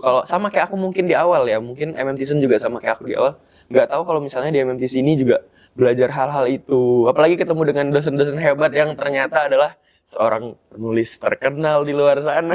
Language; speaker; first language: Indonesian; native; Indonesian